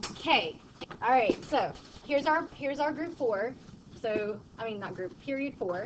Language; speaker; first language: English; native; English